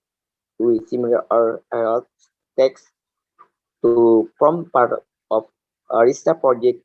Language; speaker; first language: English; non-native, learner; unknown